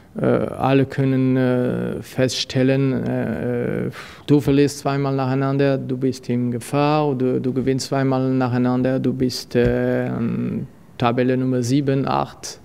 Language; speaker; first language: German; non-native, fluent; French